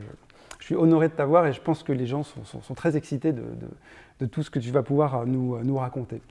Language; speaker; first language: French; native; French